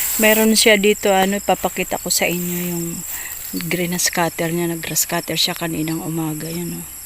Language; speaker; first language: Filipino; native; Filipino